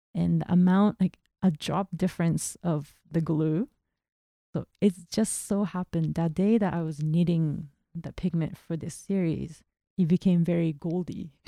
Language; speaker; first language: English; non-native, fluent; Japanese